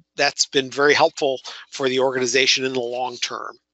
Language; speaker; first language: English; native; English